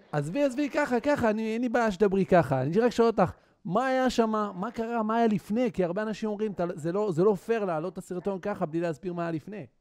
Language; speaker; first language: Hebrew; native; Hebrew